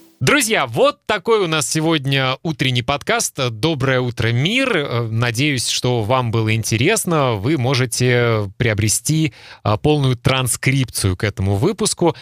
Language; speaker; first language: Russian; native; Russian